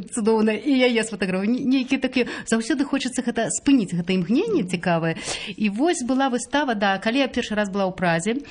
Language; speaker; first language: Belarusian; non-native, local second language; Russian